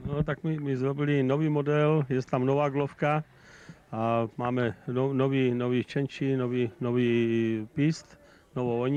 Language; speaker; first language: Polish; non-native, learner; Czech